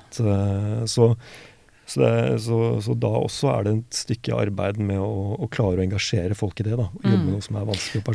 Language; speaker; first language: Norwegian; native; Norwegian